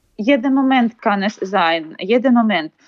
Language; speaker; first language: German; non-native, learner; Ukrainian